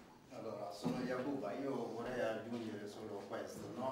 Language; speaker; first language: Italian; non-native, fluent; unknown